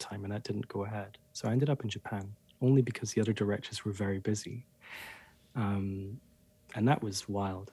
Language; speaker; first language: English; native; English